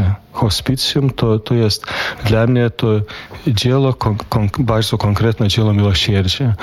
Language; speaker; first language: Polish; non-native, fluent; Lithuanian